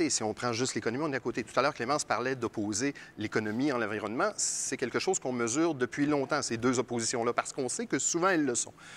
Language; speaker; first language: French; native; French